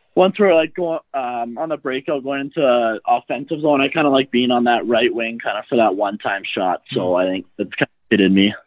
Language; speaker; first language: English; native; English